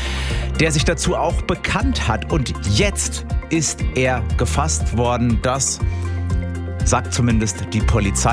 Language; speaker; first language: German; native; German